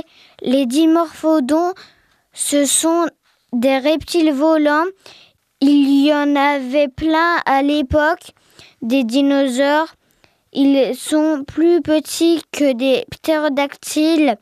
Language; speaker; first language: French; native; French